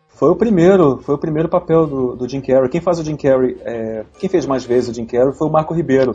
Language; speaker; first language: Portuguese; native; Portuguese